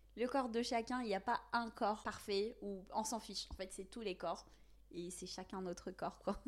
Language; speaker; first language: French; non-native, local second language; Kabyle